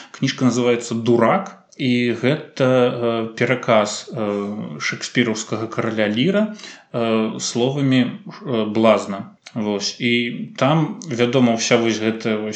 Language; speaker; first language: Belarusian; native; Belarusian